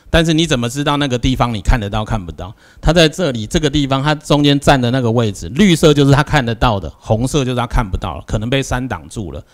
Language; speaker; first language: Chinese; native; Chinese